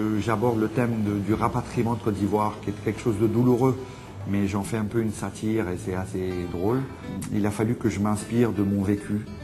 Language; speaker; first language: French; native; French